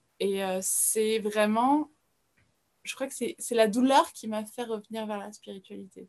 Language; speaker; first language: French; early bilingual, other home language; Portuguese